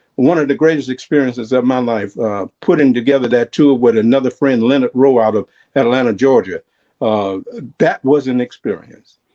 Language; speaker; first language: English; native; English